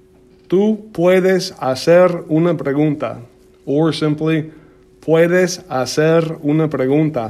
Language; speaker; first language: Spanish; non-native, fluent; English